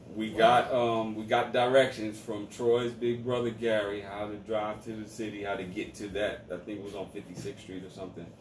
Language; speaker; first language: English; native; English